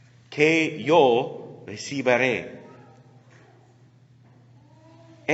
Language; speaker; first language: Spanish; non-native, learner; English